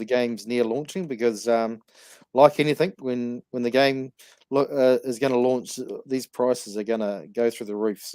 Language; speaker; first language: English; native; English